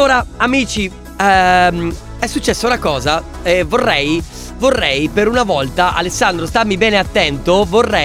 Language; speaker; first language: Italian; native; Italian